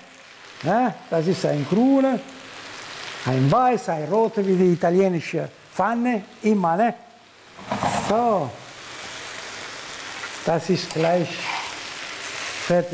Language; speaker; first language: German; non-native, learner; Italian